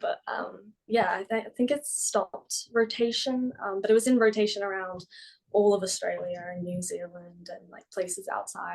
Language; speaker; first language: English; native; English